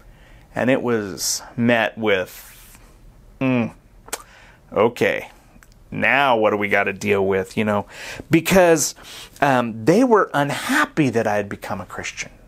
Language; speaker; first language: English; native; English